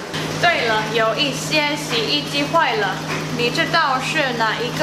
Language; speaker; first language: Chinese; non-native, learner; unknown